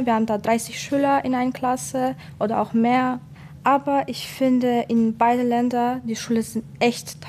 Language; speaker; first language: German; non-native, fluent; Ukrainian